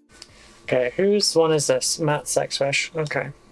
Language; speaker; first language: English; native; English